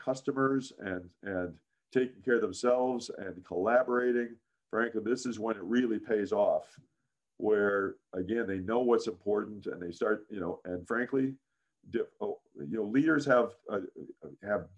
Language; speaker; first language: English; native; English